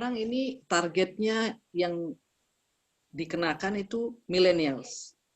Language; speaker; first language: Indonesian; early bilingual, heritage; Indonesian